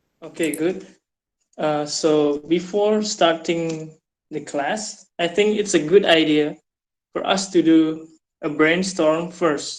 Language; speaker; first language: English; non-native, fluent; Indonesian